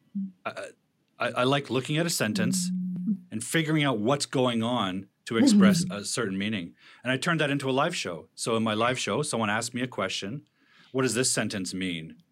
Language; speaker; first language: English; native; English